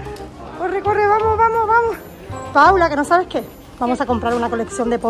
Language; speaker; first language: Spanish; native; Spanish